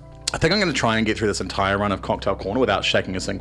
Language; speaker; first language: English; native; English